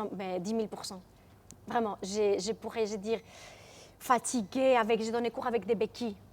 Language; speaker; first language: French; non-native, fluent; Spanish